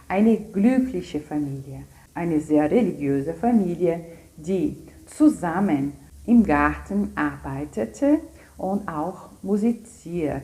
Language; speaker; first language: German; non-native, fluent; Portuguese